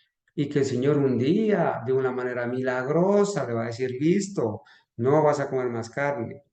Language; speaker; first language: Spanish; native; Spanish